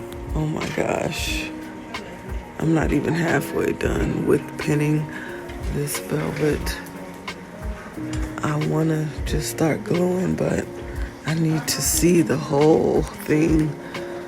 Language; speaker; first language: English; native; English